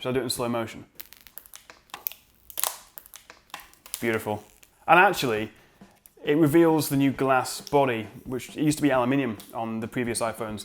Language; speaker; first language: English; native; English